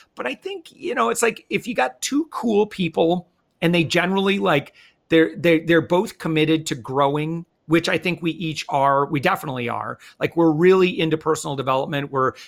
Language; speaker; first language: English; native; English